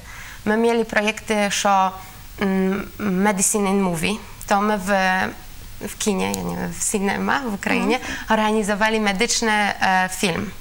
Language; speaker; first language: Ukrainian; non-native, learner; Polish